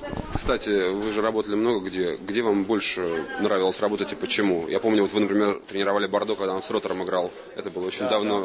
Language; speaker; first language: Russian; native; Russian